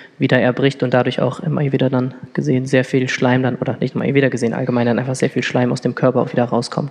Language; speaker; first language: German; native; German